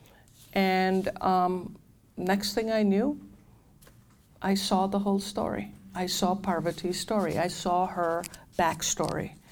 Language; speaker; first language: English; non-native, local second language; Gujarati